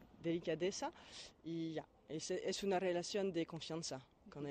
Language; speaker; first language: Spanish; non-native, fluent; French